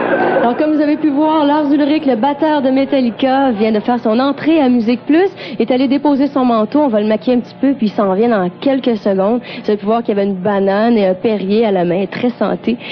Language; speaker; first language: French; native; French